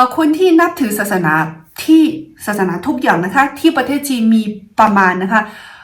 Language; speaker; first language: Thai; non-native, fluent; Chinese